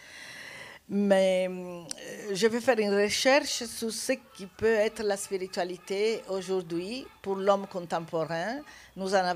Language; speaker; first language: French; non-native, fluent; Italian